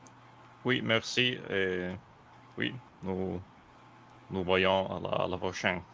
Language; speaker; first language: French; non-native, fluent; Italian